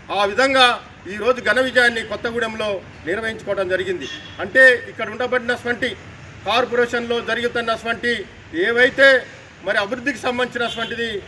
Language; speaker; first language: Telugu; native; Telugu